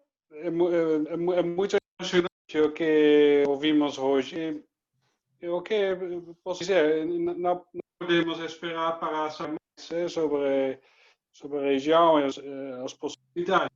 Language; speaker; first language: Portuguese; non-native, learner; Dutch